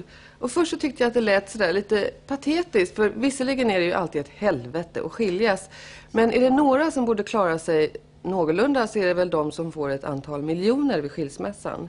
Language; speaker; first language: Swedish; native; Swedish